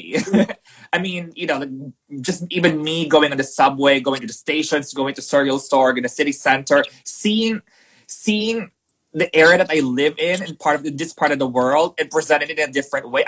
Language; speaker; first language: English; non-native, local second language; Filipino